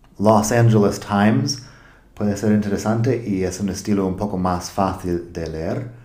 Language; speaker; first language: Spanish; non-native, fluent; English